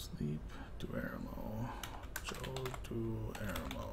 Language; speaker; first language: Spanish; non-native, learner; English